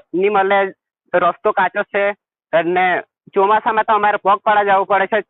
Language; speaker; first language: Gujarati; non-native, local second language; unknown